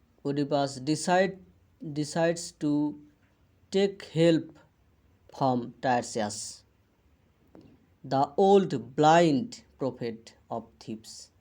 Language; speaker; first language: English; non-native, local second language; Bangla